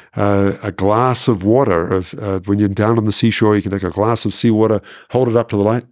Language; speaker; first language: English; native; English